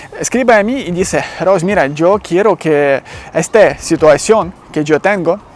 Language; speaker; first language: Spanish; non-native, learner; Ukrainian